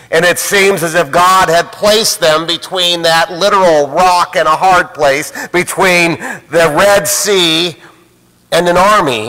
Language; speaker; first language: English; native; English